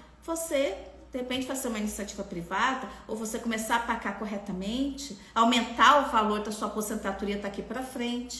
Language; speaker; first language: Portuguese; native; Portuguese